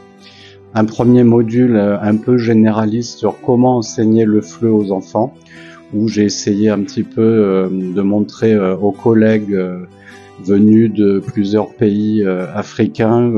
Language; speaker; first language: French; native; French